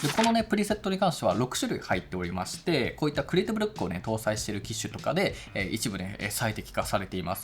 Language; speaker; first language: Japanese; native; Japanese